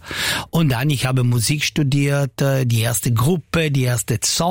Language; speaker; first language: German; non-native, local second language; Italian